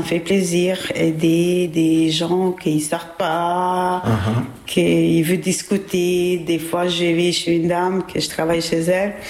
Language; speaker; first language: French; non-native, learner; Albanian